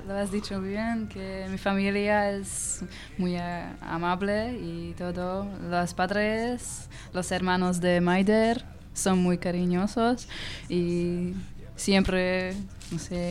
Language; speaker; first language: Spanish; non-native, learner; Hungarian